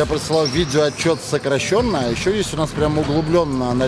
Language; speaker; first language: Russian; native; Russian